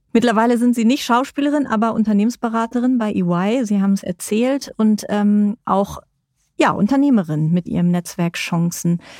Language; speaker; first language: German; native; German